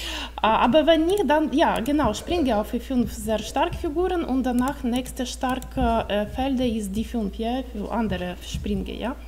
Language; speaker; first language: German; non-native, learner; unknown